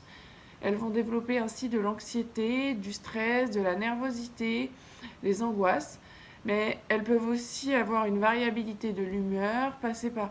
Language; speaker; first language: French; native; French